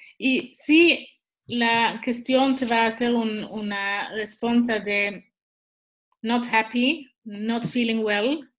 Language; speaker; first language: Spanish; non-native, learner; Swiss German